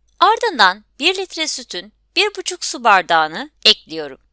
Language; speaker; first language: Turkish; native; Turkish